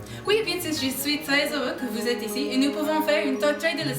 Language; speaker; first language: French; non-native, learner; English